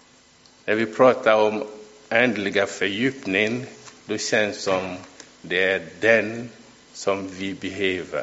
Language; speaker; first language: Swedish; non-native, fluent; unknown